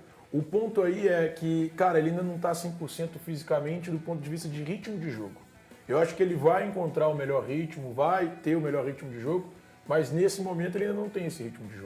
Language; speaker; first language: Portuguese; native; Portuguese